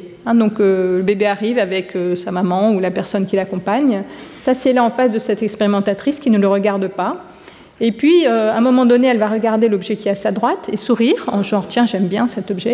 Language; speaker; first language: French; native; French